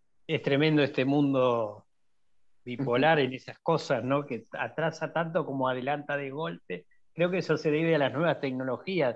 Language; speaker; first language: Spanish; native; Spanish